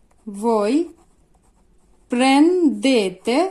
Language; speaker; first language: Italian; non-native, fluent; Bangla